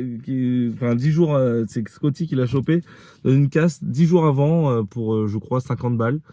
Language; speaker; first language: French; native; French